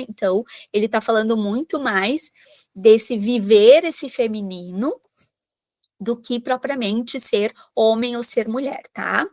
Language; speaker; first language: Portuguese; native; Portuguese